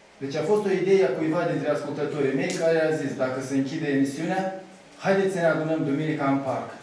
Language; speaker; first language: Romanian; native; Romanian